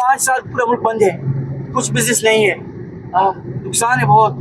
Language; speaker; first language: Hindi; non-native, learner; Baluchi